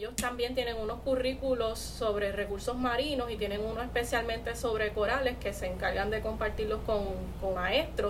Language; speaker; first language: Spanish; native; Spanish